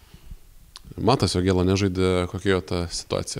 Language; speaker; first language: Lithuanian; native; Lithuanian